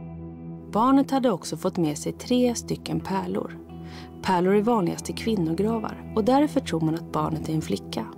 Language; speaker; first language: Swedish; native; Swedish